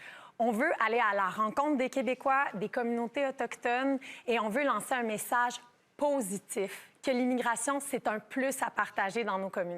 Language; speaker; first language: French; native; French